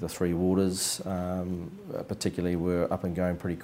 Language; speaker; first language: English; native; English